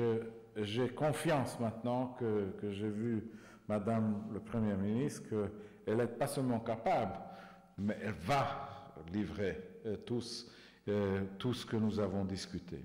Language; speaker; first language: French; non-native, fluent; Hungarian